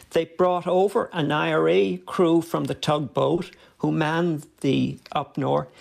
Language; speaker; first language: English; native; English